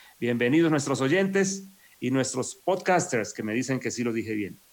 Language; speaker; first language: Spanish; native; Spanish